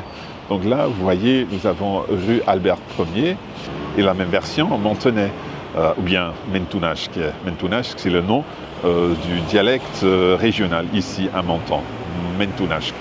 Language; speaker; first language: French; non-native, fluent; English